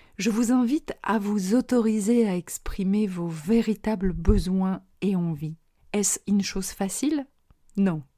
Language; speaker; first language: French; non-native, fluent; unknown